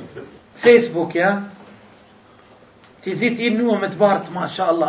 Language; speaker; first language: German; non-native, fluent; Arabic